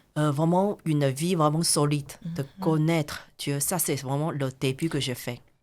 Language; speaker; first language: French; non-native, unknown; Chinese